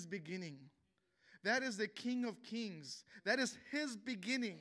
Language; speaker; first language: English; native; English